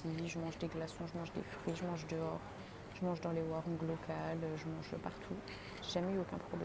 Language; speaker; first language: French; native; French